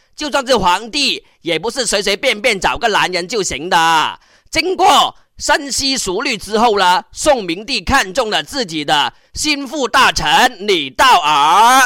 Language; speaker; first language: Chinese; non-native, local second language; Cantonese